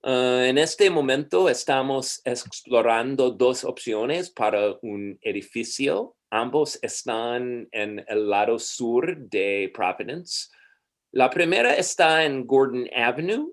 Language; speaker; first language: Spanish; non-native, fluent; English